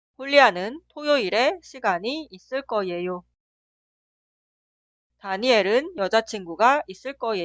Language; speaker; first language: Korean; non-native, fluent; Spanish